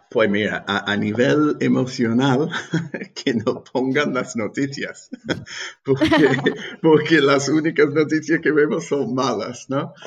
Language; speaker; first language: Spanish; non-native, fluent; English